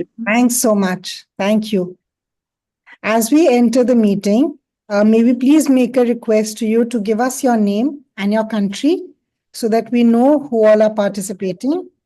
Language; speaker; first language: English; non-native, local second language; Hindi